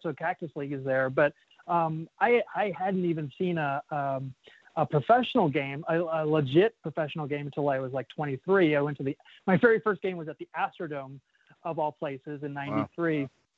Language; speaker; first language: English; native; English